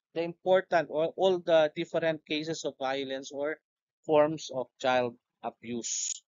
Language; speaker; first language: English; non-native, local second language; Filipino